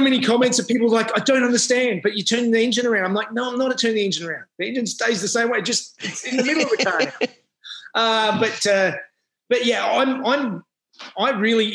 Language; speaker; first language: English; native; English